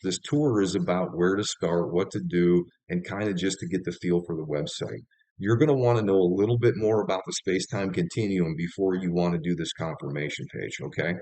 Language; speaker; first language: English; native; English